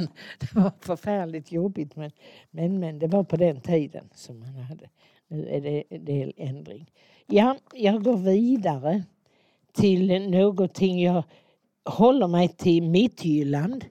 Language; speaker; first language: Swedish; native; Swedish